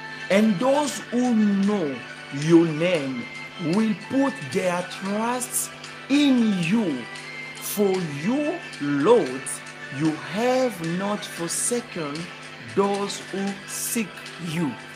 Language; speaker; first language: English; non-native, fluent; Lingala